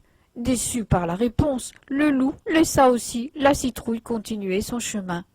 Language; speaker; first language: French; native; French